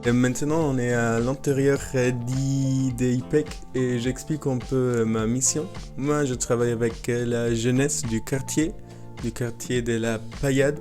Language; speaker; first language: French; non-native, fluent; German